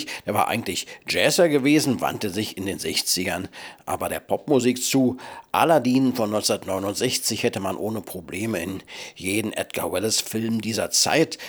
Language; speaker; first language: German; native; German